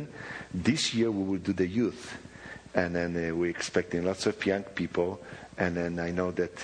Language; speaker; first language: English; non-native, fluent; Polish